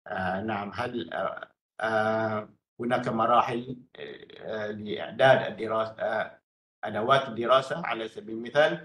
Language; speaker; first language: Arabic; non-native, fluent; Malay